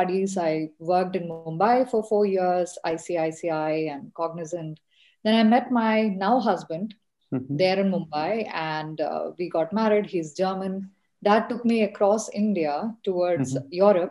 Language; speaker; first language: English; non-native, local second language; Malayalam